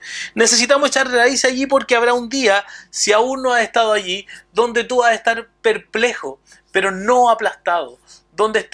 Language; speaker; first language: Spanish; native; Spanish